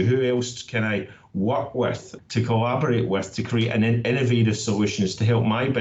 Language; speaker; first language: English; native; English